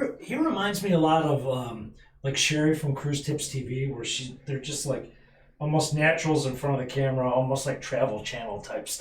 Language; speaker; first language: English; native; English